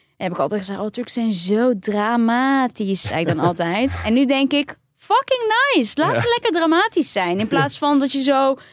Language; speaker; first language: Dutch; early bilingual, other home language; Turkish